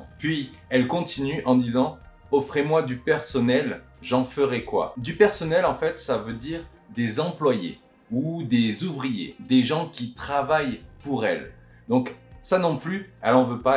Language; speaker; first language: French; native; French